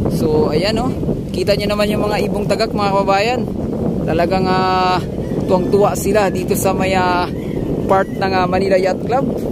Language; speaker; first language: Filipino; non-native, local second language; Cebuano